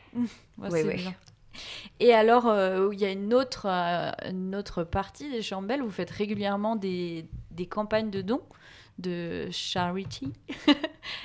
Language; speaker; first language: French; native; French